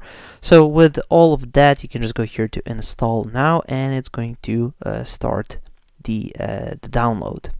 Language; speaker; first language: English; non-native, fluent; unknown